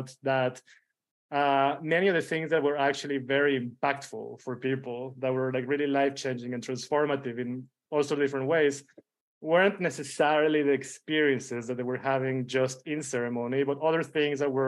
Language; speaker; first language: English; early bilingual, other home language; Spanish